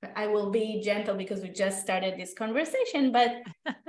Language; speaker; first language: English; non-native, fluent; Hebrew